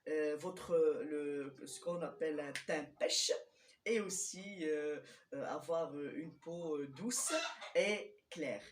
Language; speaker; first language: French; non-native, local second language; Arabic